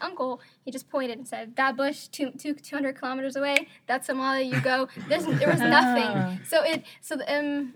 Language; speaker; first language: English; non-native, local second language; Somali